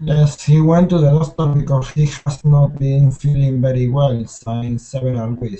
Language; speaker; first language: English; non-native, learner; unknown